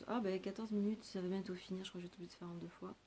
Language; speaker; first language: French; native; French